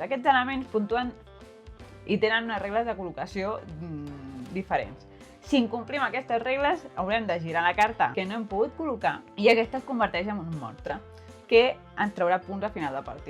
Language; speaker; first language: Catalan; native; Catalan